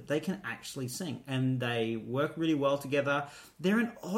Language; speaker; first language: English; native; English